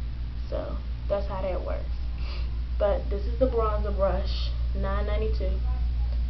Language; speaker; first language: English; native; English